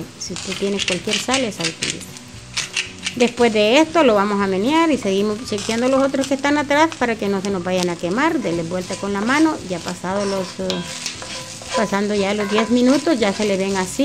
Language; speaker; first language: Spanish; native; Spanish